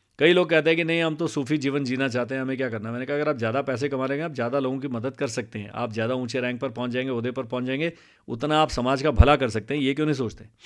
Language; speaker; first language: Hindi; non-native, local second language; Punjabi